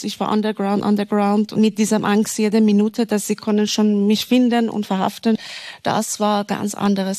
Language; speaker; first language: German; non-native, fluent; Persian